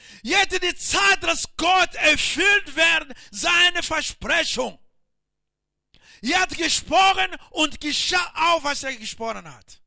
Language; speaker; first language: German; non-native, learner; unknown